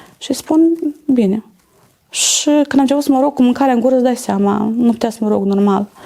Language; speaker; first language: Romanian; native; Romanian